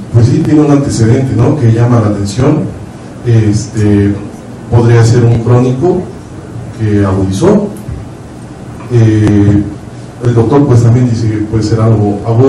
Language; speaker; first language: Spanish; native; Spanish